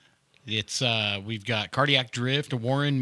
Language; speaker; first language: English; native; English